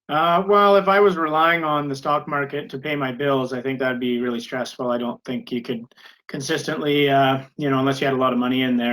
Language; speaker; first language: English; native; English